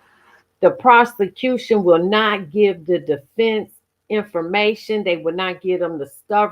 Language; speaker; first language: English; native; English